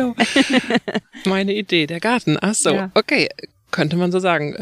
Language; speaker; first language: German; native; German